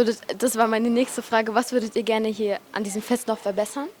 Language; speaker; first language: German; early bilingual, other home language; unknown